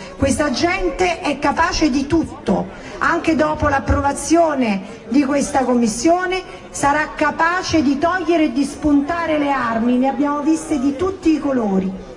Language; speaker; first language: Italian; native; Italian